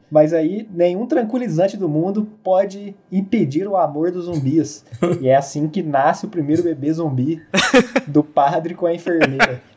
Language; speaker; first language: Portuguese; native; Portuguese